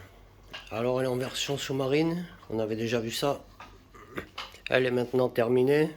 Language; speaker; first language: French; native; French